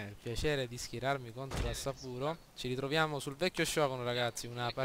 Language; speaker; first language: Italian; native; Italian